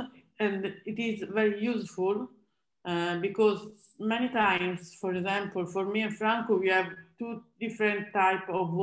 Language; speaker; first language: English; non-native, fluent; Italian